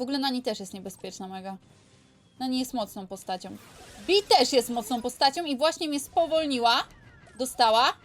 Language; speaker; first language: Polish; native; Polish